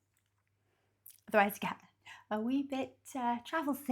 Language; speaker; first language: English; native; English